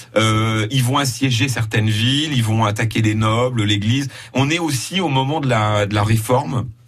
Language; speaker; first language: French; native; French